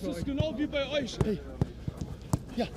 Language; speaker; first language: German; non-native, learner; Catalan